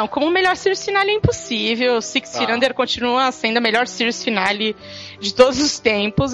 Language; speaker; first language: Portuguese; native; Portuguese